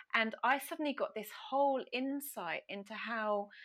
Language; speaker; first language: English; native; English